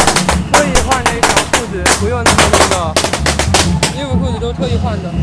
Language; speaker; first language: Chinese; native; Chinese